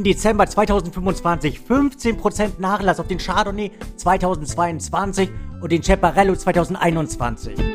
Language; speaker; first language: German; native; German